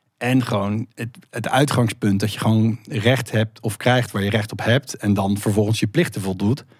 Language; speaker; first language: Dutch; native; Dutch